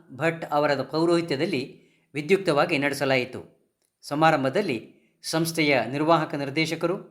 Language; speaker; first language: Kannada; non-native, local second language; Marathi